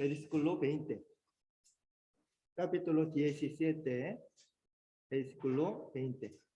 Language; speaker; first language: Spanish; non-native, learner; Korean